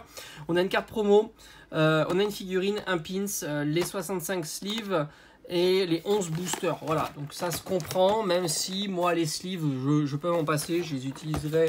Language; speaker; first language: French; native; French